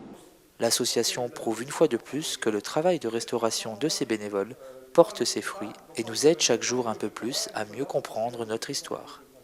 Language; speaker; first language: French; native; French